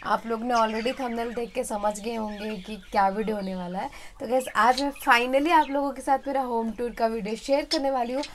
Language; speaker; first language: Hindi; non-native, local second language; Odia